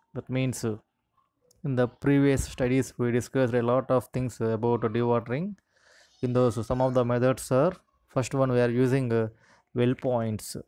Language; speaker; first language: English; non-native, local second language; Telugu